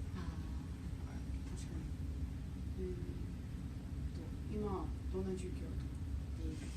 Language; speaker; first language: Japanese; non-native, learner; English